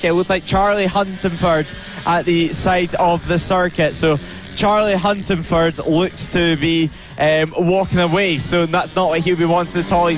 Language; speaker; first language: English; native; English